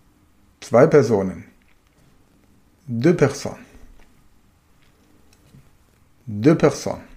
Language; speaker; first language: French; non-native, fluent; German